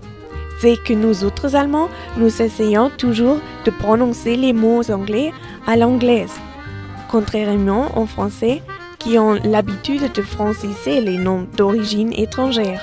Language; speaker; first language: French; non-native, fluent; German